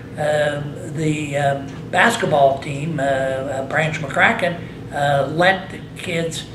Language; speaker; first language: English; native; English